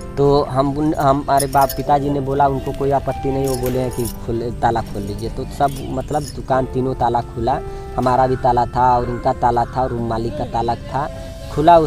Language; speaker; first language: Hindi; native; Hindi